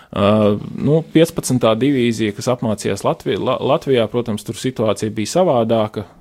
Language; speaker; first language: Latvian; native; Latvian